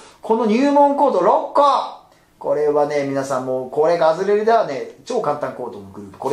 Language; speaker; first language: Japanese; native; Japanese